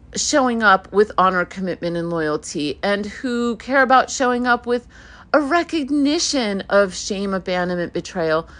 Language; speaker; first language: English; early bilingual, other home language; Hebrew